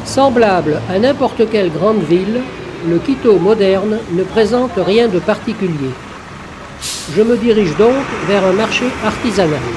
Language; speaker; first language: French; native; French